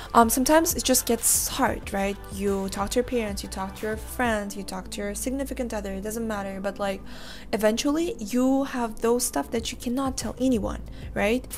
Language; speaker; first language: English; non-native, fluent; Uzbek